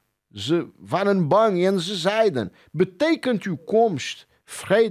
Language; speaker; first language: Dutch; non-native, fluent; Portuguese